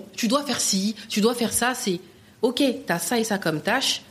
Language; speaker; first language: French; native; French